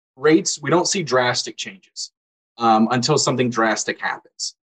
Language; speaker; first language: English; native; English